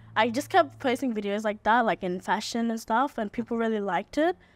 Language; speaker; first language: English; native; English